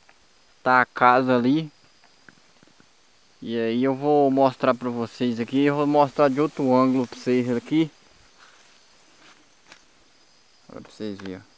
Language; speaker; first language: Portuguese; native; Portuguese